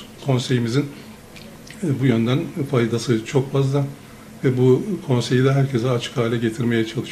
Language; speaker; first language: Turkish; native; Turkish